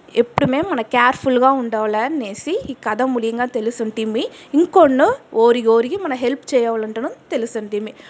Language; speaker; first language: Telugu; native; Telugu